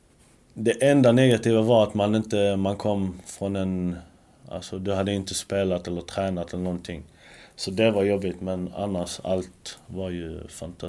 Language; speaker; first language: Swedish; early bilingual, other home language; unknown